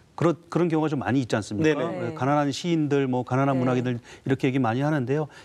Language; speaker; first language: Korean; native; Korean